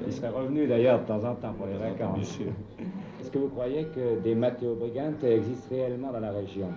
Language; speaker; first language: French; native; French